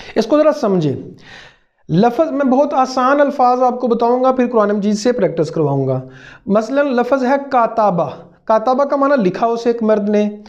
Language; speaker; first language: Urdu; native; Urdu